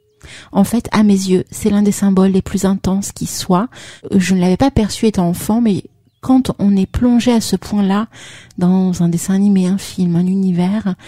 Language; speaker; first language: French; native; French